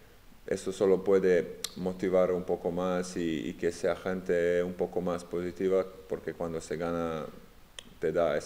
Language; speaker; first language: Spanish; non-native, fluent; Serbian